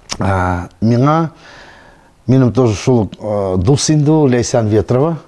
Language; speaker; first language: Tatar; non-native, local second language; Russian